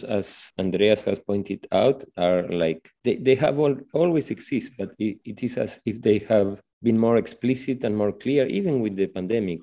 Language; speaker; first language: English; non-native, fluent; Spanish